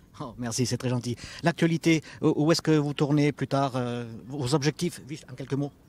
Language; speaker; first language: French; native; French